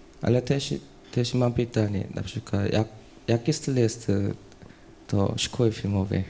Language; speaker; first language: Polish; non-native, learner; Korean